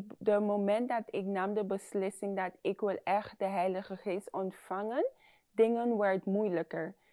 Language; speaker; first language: Dutch; non-native, fluent; English